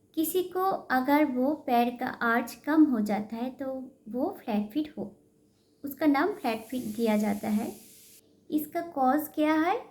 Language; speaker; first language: Hindi; non-native, local second language; Bangla